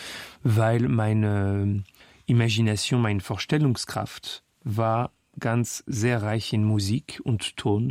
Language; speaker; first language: German; non-native, fluent; French